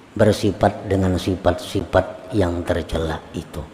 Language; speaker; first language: Indonesian; non-native, local second language; Banjar